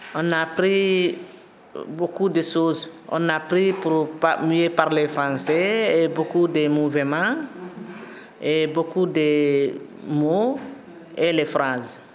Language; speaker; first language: French; non-native, learner; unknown